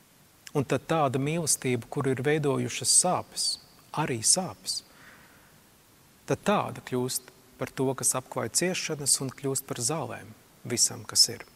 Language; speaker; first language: Latvian; native; Latvian